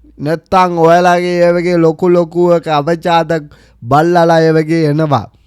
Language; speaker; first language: Sinhala; early bilingual, heritage; Sinhala